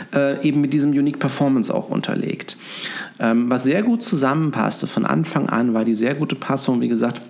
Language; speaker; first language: German; native; German